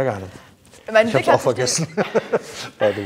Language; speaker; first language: German; native; German